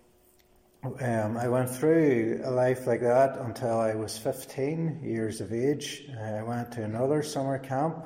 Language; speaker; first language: English; native; English